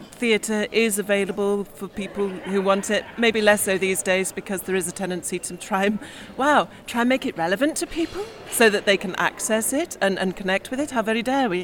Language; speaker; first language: English; native; English